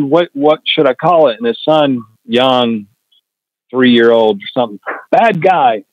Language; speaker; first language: English; native; English